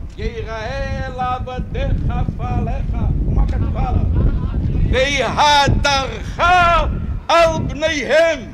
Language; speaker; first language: Hebrew; non-native, fluent; Yiddish